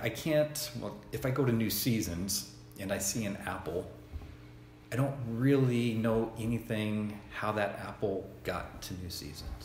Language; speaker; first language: English; native; English